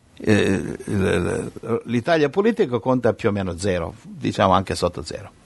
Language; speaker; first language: Italian; native; Italian